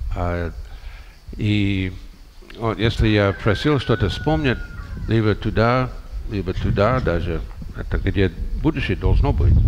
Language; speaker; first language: Russian; non-native, fluent; English